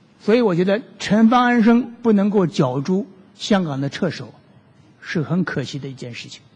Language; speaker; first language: Chinese; native; Chinese